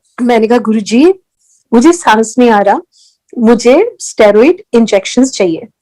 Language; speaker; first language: Hindi; early bilingual, heritage; Hindi